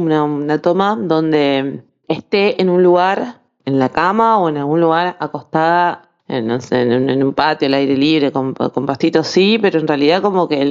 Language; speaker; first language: Spanish; native; Spanish